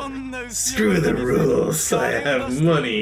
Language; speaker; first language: English; native; English